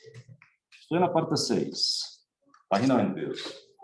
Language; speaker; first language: Spanish; native; Spanish